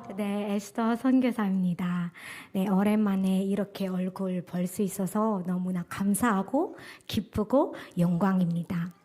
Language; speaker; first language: Korean; non-native, fluent; Indonesian